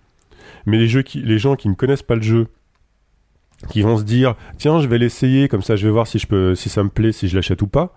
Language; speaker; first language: French; native; French